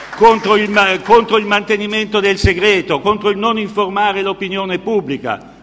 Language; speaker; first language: Italian; native; Italian